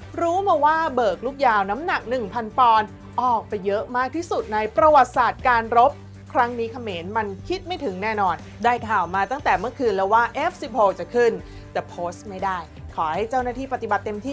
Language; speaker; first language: Thai; native; Thai